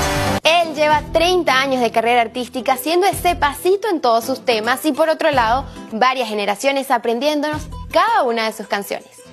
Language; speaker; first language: Spanish; native; Spanish